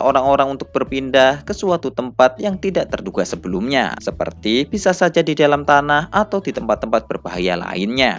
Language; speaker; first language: Indonesian; native; Indonesian